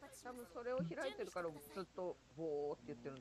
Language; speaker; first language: Japanese; native; Japanese